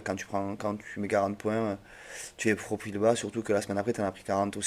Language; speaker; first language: French; native; French